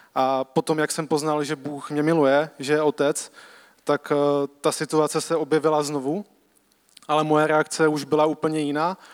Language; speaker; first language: Czech; native; Czech